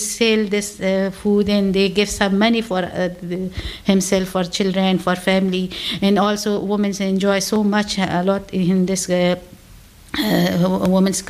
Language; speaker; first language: English; non-native, learner; Persian